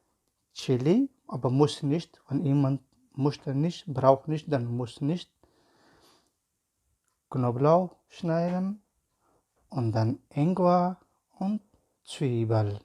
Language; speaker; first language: German; non-native, learner; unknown